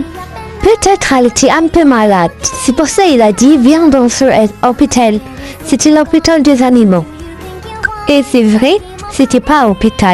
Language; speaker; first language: French; non-native, learner; Arabic